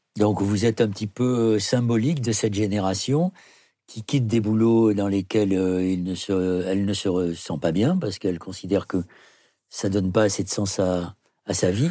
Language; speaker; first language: French; native; French